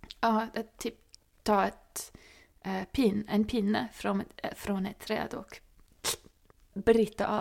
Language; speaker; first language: Swedish; non-native, fluent; English